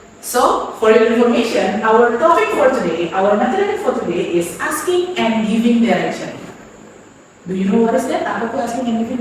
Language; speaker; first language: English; non-native, fluent; Indonesian